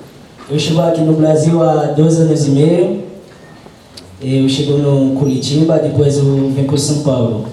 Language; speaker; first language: Portuguese; non-native, learner; Haitian Creole